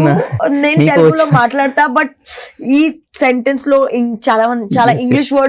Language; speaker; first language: Telugu; non-native, learner; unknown